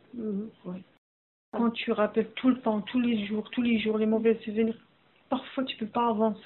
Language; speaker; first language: French; non-native, learner; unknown